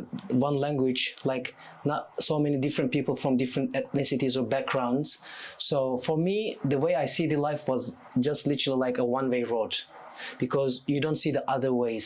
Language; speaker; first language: English; non-native, fluent; Turkish